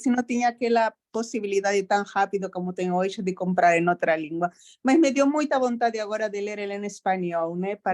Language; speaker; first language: Portuguese; non-native, fluent; Spanish